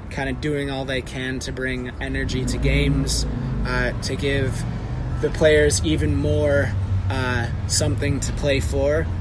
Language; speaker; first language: English; native; English